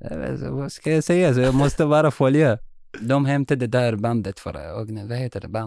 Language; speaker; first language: Swedish; non-native, learner; Arabic